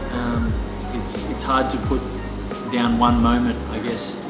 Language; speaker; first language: English; native; English